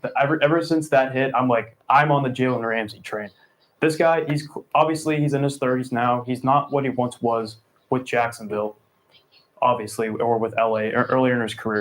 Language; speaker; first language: English; native; English